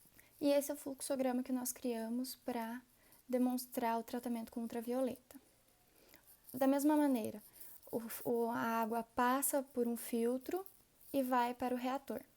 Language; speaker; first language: Portuguese; native; Portuguese